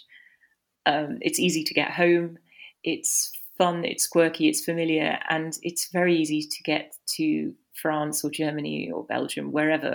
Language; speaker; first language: English; native; English